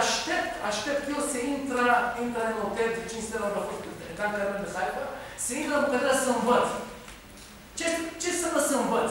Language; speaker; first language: Romanian; non-native, learner; Hebrew